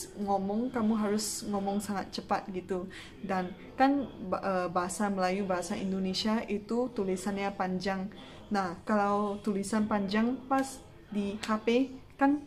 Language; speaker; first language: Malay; non-native, local second language; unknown